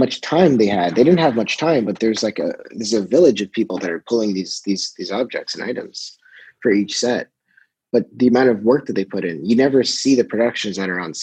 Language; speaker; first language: English; native; English